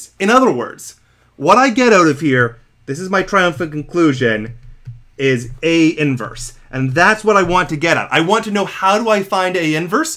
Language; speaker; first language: English; native; English